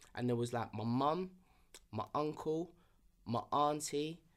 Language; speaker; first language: English; early bilingual, other home language; Yoruba